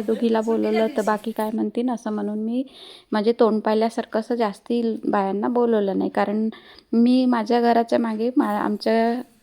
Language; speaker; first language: Marathi; non-native, local second language; Hindi